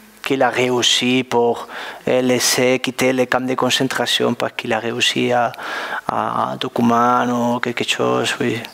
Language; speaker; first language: French; non-native, learner; Spanish